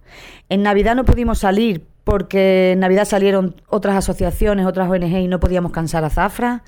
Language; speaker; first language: Spanish; native; Spanish